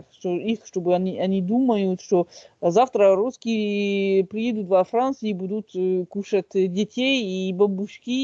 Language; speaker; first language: Russian; non-native, fluent; French